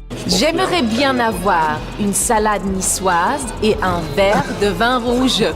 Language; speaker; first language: French; non-native, learner; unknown